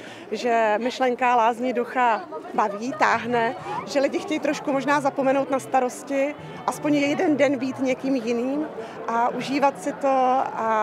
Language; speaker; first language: Czech; native; Czech